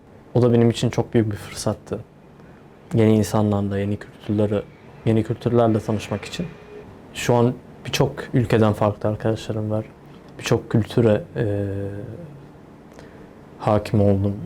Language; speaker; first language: Turkish; early bilingual, other home language; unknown